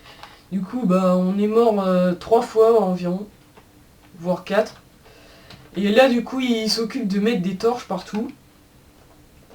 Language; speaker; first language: French; native; French